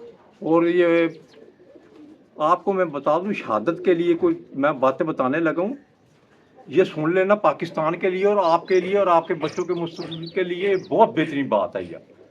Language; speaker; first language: Hindi; non-native, local second language; Punjabi